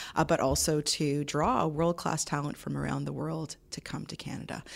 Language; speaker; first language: English; native; English